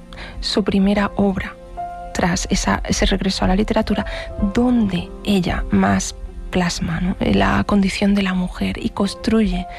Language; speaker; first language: Spanish; native; Spanish